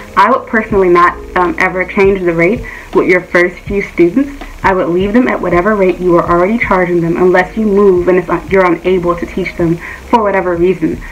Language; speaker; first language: English; native; English